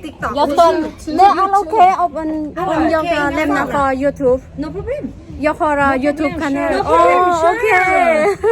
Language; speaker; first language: Swedish; non-native, learner; Thai